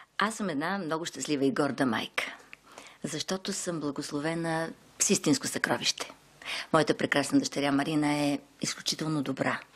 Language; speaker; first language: Bulgarian; native; Bulgarian